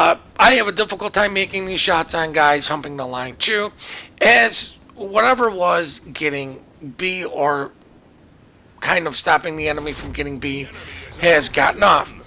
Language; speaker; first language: English; native; English